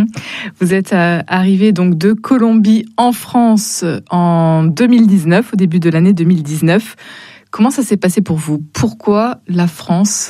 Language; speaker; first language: French; native; French